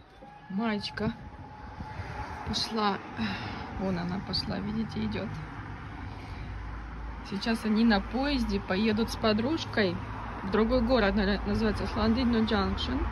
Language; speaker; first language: Russian; native; Russian